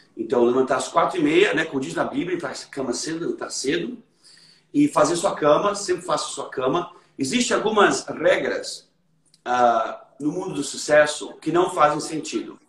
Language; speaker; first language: Portuguese; native; Portuguese